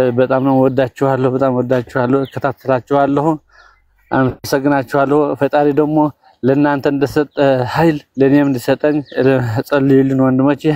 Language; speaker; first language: Amharic; non-native, local second language; Tigrinya